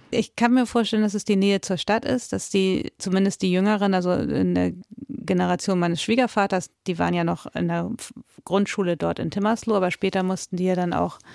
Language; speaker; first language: German; native; German